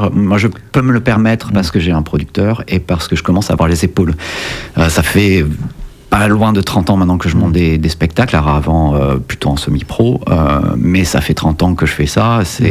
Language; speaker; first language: French; native; French